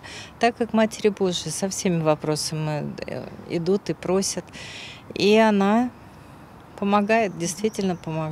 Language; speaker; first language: Russian; native; Russian